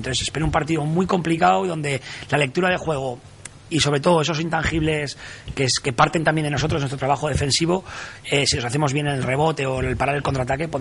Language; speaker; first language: Spanish; native; Spanish